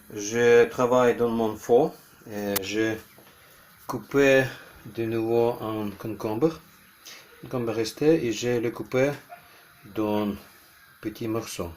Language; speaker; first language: French; non-native, learner; Ukrainian